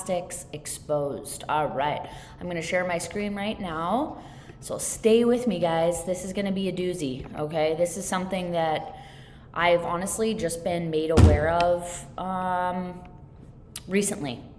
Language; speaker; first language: English; native; English